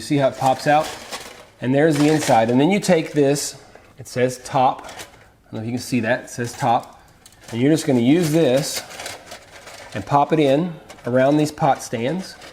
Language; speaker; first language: English; native; English